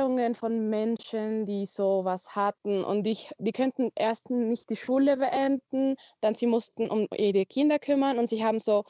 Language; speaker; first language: German; non-native, learner; Spanish